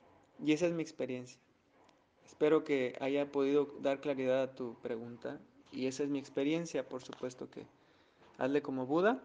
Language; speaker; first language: Spanish; native; Spanish